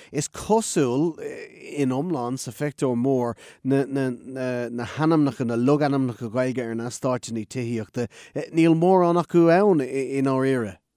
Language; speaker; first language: Irish; non-native, local second language; English